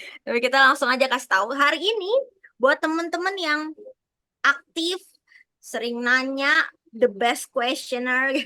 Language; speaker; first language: Indonesian; native; Indonesian